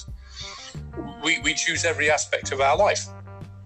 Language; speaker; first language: English; native; English